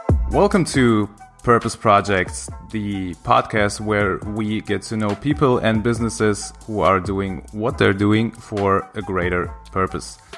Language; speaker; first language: English; non-native, fluent; German